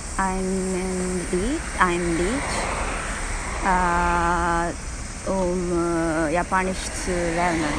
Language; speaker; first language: German; non-native, learner; Japanese